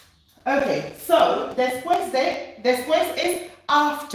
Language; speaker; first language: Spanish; non-native, fluent; English